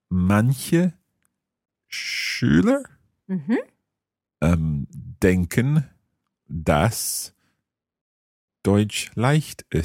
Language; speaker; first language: German; non-native, learner; English